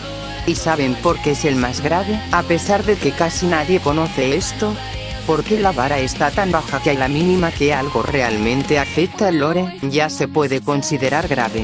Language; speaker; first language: Spanish; native; Spanish